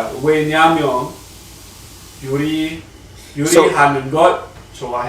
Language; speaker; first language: Korean; non-native, learner; English